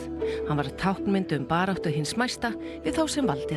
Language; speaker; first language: Icelandic; native; Icelandic